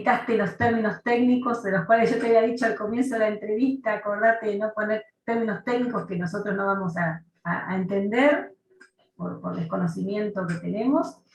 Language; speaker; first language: Spanish; native; Spanish